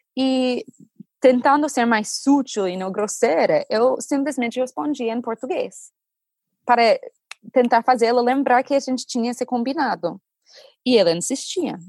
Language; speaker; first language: Portuguese; non-native, fluent; English